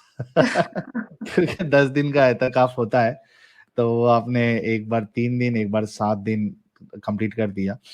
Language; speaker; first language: Hindi; native; Hindi